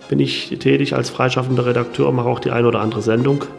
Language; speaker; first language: German; native; German